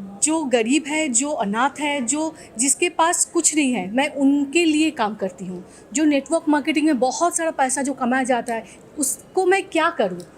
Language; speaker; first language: Hindi; non-native, local second language; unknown